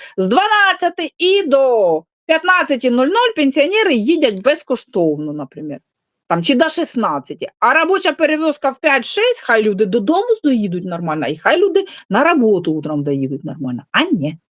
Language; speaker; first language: Ukrainian; non-native, local second language; Russian